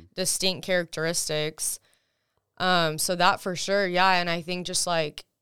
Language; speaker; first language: English; early bilingual, other home language; Russian